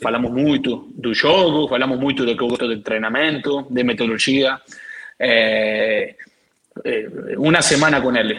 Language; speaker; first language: Portuguese; non-native, learner; Spanish